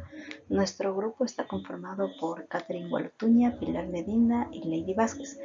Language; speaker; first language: Spanish; native; Spanish